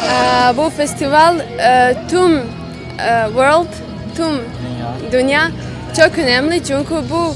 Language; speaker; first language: Turkish; non-native, learner; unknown